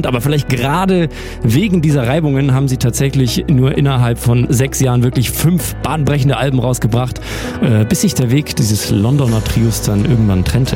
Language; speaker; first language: German; native; German